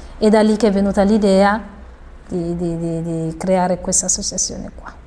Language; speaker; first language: Italian; non-native, fluent; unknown